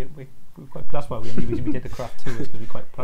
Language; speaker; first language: English; native; English